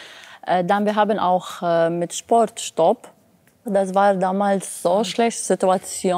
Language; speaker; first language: German; non-native, learner; Arabic